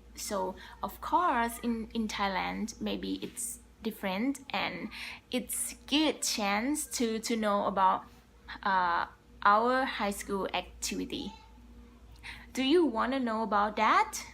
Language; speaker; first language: English; non-native, learner; Thai